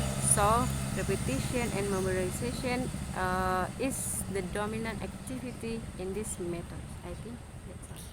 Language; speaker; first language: English; non-native, learner; Indonesian